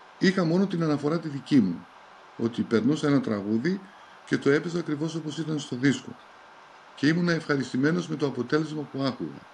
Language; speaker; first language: Greek; early bilingual, heritage; Greek